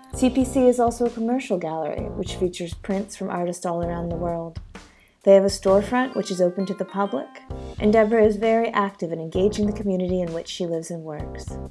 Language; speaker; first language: English; native; English